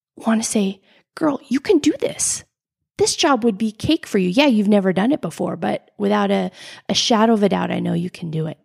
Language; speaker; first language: English; native; English